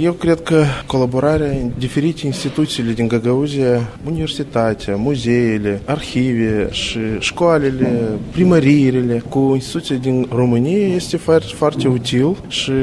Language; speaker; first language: Romanian; non-native, learner; Gagauz